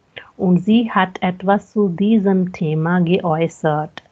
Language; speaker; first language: German; non-native, fluent; Hindi